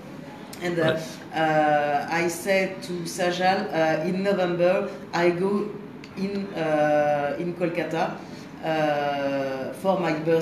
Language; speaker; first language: English; non-native, learner; French